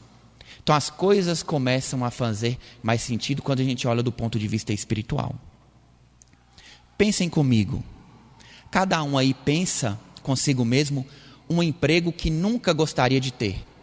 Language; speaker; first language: Portuguese; native; Portuguese